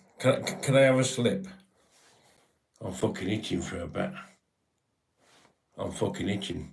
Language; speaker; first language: English; native; English